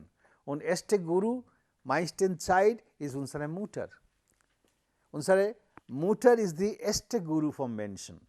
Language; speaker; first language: German; non-native, learner; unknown